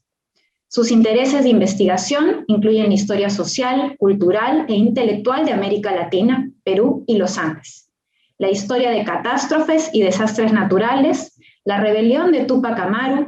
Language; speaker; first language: Spanish; native; Spanish